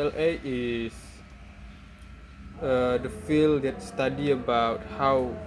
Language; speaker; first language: English; non-native, learner; Indonesian